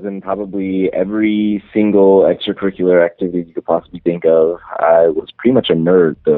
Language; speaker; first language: English; native; English